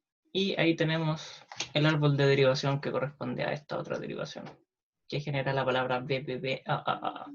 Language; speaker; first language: Spanish; native; Spanish